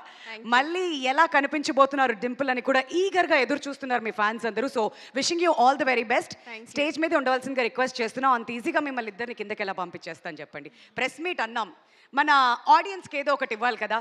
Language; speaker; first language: Telugu; native; Telugu